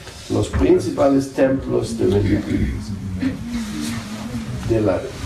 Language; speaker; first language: Spanish; non-native, fluent; German